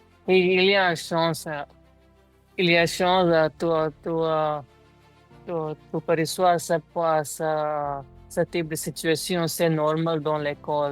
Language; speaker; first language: French; non-native, learner; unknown